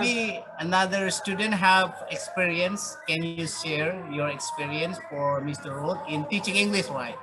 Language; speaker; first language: English; non-native, fluent; Indonesian